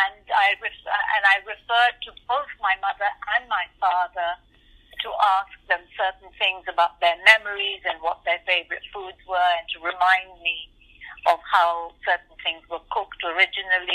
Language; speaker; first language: English; non-native, local second language; Urdu